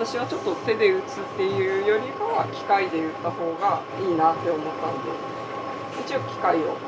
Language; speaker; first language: Japanese; native; Japanese